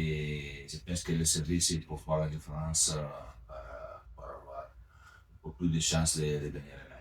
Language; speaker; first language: French; non-native, learner; Italian